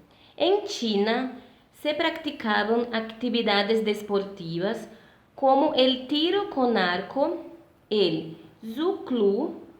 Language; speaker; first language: Spanish; non-native, fluent; Portuguese